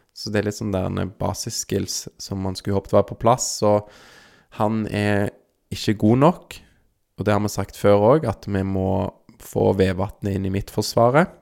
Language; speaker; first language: Norwegian; native; Norwegian